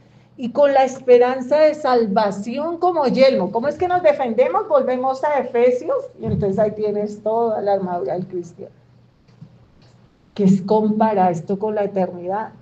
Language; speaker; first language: Spanish; native; Spanish